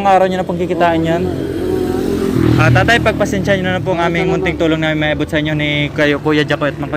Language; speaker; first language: Filipino; native; Filipino